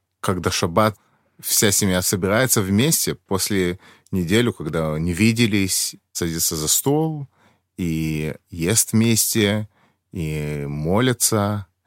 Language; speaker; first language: Russian; early bilingual, heritage; Russian